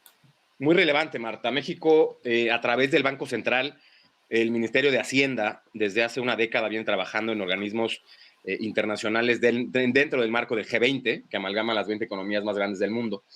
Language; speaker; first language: Spanish; native; Spanish